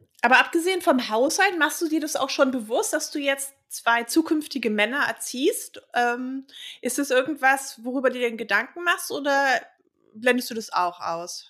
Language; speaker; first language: German; native; German